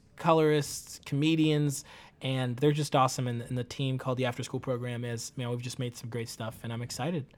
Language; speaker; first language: English; early bilingual, other home language; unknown